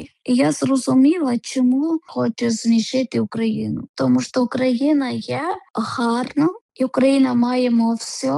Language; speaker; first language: Ukrainian; non-native, learner; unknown